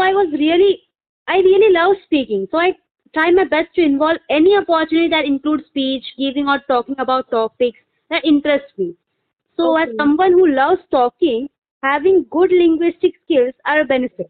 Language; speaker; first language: English; non-native, local second language; Malayalam